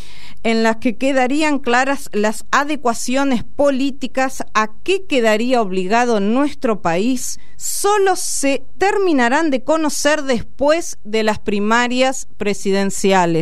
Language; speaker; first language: Spanish; native; Spanish